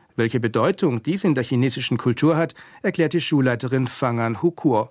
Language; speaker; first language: German; native; German